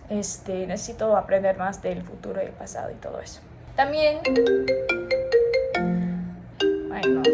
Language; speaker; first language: Spanish; non-native, learner; English